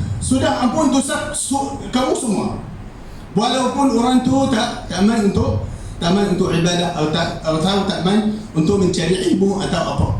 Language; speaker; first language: Malay; non-native, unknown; Arabic